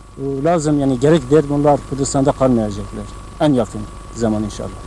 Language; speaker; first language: Turkish; non-native, learner; Kurdish